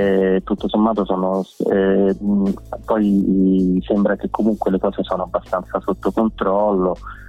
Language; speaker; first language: Italian; native; Italian